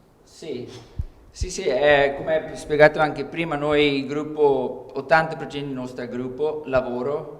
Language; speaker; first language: Italian; non-native, learner; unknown